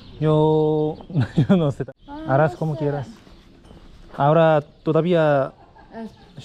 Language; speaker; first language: Spanish; non-native, learner; Korean